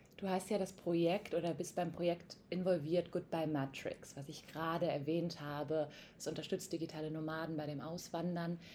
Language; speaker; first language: German; native; German